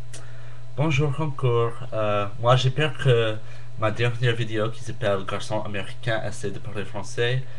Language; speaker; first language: French; non-native, learner; English